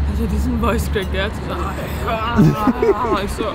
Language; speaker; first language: German; early bilingual, other home language; Persian